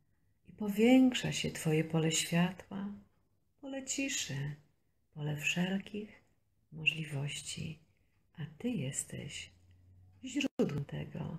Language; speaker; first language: Polish; native; Polish